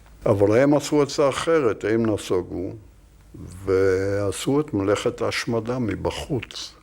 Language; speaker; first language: Hebrew; non-native, fluent; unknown